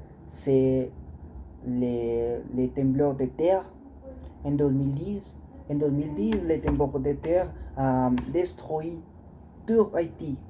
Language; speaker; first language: French; non-native, learner; Spanish